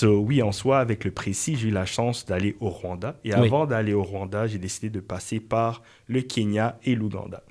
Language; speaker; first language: French; native; French